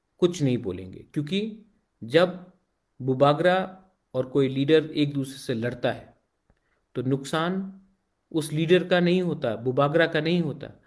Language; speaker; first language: Hindi; non-native, local second language; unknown